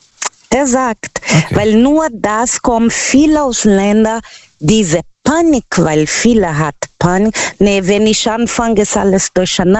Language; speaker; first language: German; non-native, fluent; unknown